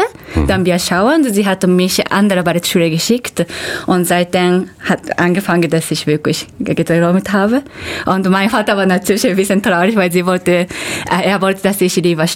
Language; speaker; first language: German; non-native, fluent; Japanese